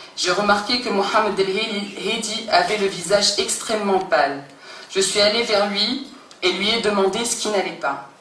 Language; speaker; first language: French; non-native, local second language; Arabic